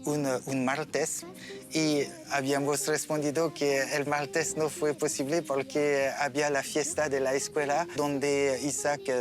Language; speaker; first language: Spanish; non-native, learner; French